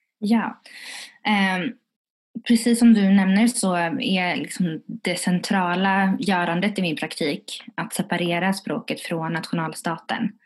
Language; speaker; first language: Swedish; early bilingual, other home language; Tigrinya